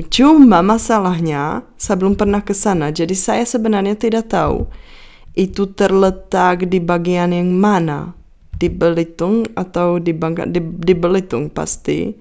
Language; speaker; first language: Indonesian; non-native, fluent; Czech